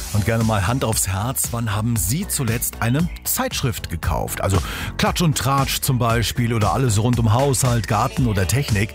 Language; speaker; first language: German; native; German